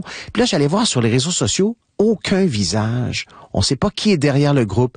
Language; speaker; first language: French; native; French